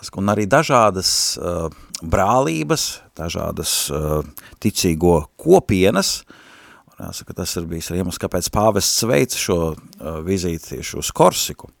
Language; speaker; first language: Latvian; native; Latvian